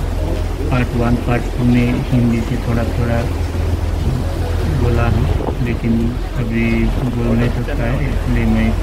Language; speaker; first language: Hindi; non-native, learner; Nepali